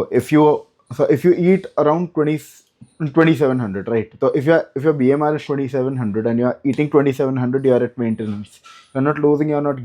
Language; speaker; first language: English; non-native, local second language; Hindi